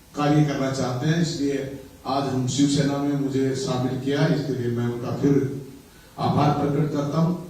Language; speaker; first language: Hindi; native; Hindi